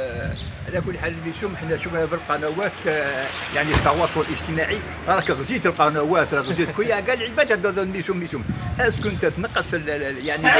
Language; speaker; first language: Arabic; native; Arabic